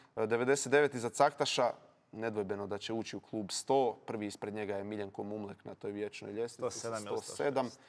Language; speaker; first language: Croatian; native; Croatian